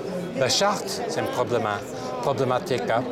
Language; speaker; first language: French; non-native, local second language; English